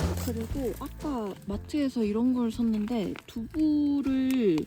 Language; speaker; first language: Korean; native; Korean